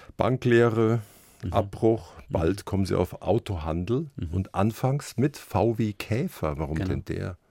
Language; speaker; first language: German; native; German